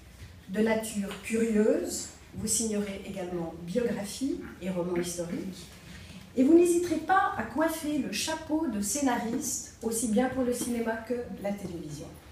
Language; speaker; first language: French; native; French